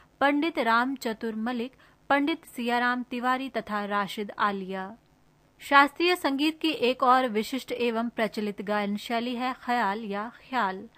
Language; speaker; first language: Hindi; native; Hindi